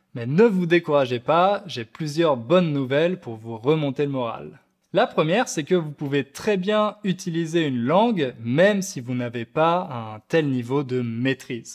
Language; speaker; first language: French; native; French